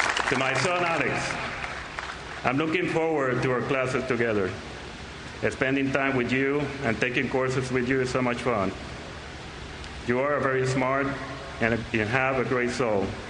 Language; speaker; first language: English; non-native, fluent; Spanish